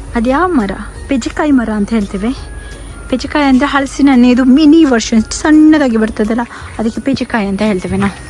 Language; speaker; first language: Kannada; non-native, local second language; Tulu